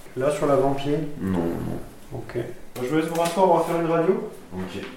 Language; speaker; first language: French; native; French